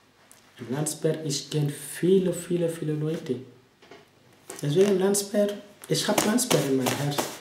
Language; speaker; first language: German; non-native, learner; French